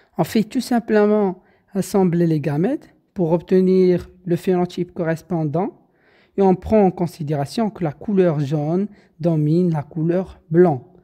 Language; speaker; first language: French; non-native, local second language; Arabic